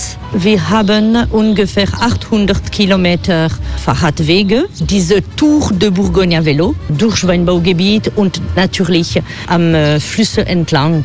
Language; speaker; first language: German; non-native, fluent; French